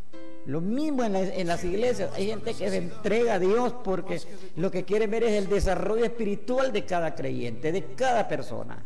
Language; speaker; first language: Spanish; native; Spanish